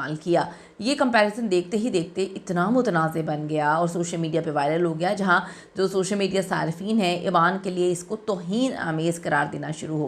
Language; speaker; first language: Urdu; native; Urdu